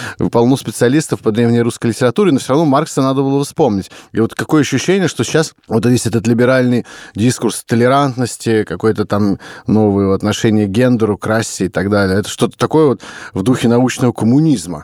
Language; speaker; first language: Russian; native; Russian